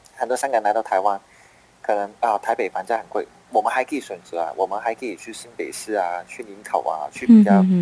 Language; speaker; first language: Chinese; non-native, fluent; Cantonese